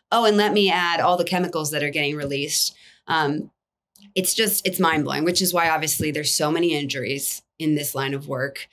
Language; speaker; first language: English; native; English